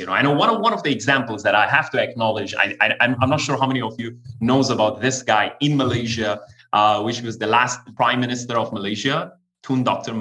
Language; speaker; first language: English; non-native, fluent; Persian